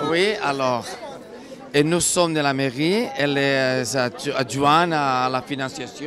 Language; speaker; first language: French; non-native, learner; Catalan